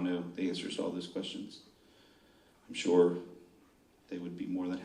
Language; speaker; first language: English; native; English